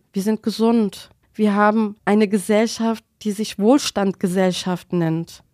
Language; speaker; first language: German; early bilingual, other home language; Turkish